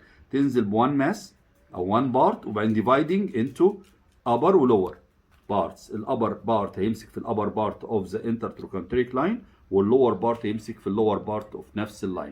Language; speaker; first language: Arabic; native; Arabic